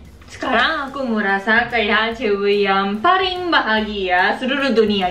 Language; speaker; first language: Indonesian; non-native, fluent; Japanese